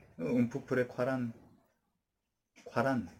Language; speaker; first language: French; non-native, learner; Korean